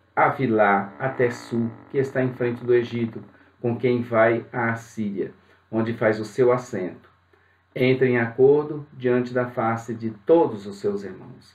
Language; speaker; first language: Portuguese; native; Portuguese